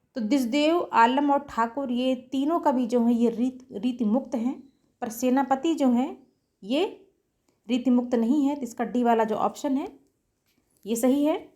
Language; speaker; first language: Hindi; native; Hindi